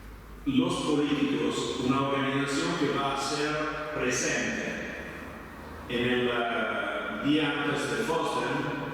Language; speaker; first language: Spanish; non-native, fluent; Italian